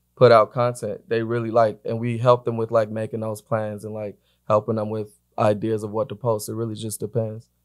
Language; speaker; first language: English; native; English